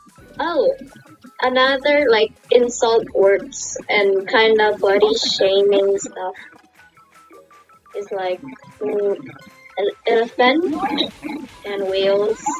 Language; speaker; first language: English; non-native, fluent; Thai